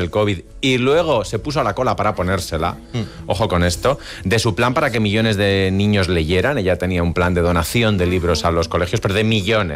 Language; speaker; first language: Spanish; native; Spanish